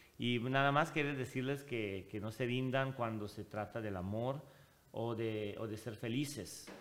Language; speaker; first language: Spanish; non-native, fluent; Italian